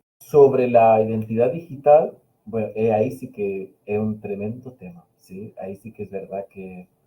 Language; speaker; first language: Spanish; non-native, local second language; Catalan